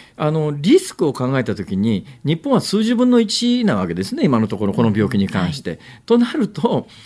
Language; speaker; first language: Japanese; native; Japanese